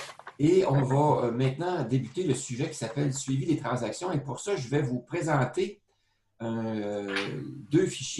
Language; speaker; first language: French; native; French